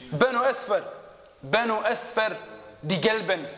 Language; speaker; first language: German; non-native, fluent; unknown